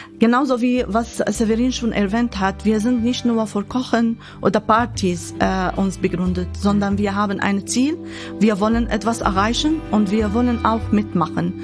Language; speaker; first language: German; non-native, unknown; Arabic